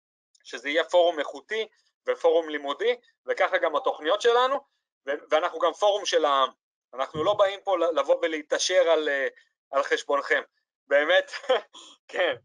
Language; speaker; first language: Hebrew; native; Hebrew